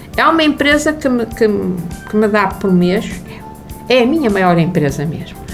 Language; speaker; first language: Portuguese; native; Portuguese